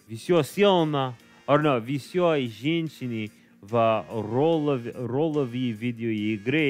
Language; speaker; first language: Russian; non-native, learner; English